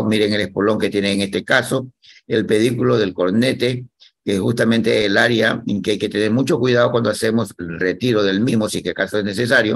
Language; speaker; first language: Spanish; native; Spanish